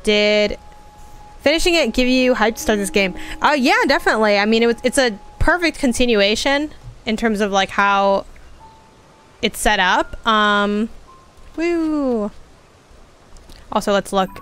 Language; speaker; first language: English; native; English